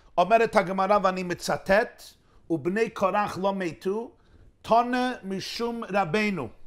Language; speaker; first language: Hebrew; non-native, fluent; English